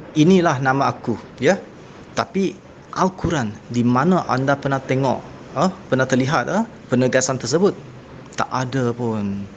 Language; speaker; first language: Malay; non-native, local second language; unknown